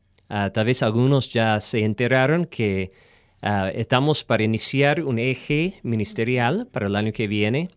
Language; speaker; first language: Spanish; non-native, fluent; English